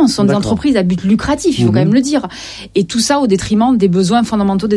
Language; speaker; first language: French; native; French